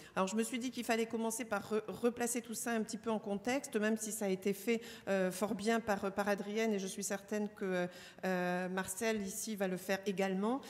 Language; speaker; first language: French; native; French